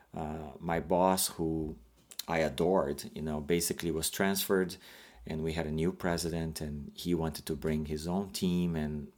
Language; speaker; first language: English; non-native, fluent; Portuguese